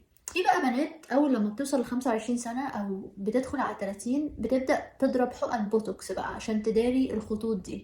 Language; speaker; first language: Arabic; native; Arabic